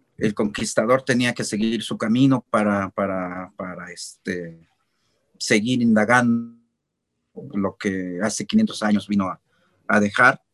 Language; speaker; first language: Spanish; non-native, local second language; Nahuatl languages